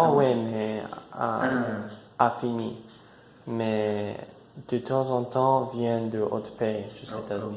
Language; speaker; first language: French; non-native, learner; English